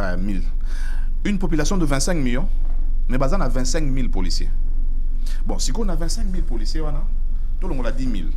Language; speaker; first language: French; non-native, local second language; Lingala